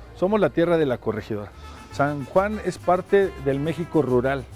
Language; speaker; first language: Spanish; native; Spanish